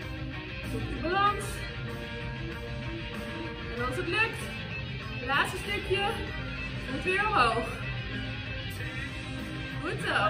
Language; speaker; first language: Dutch; native; Dutch